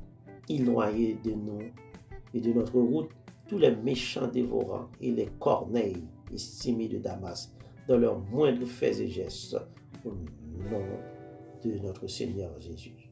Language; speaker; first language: French; non-native, local second language; Haitian Creole